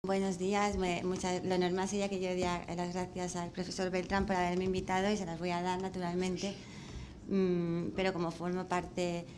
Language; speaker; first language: Spanish; native; Spanish